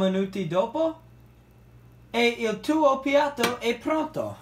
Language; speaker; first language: Italian; non-native, learner; English